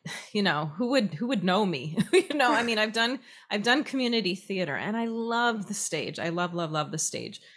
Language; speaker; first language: English; native; English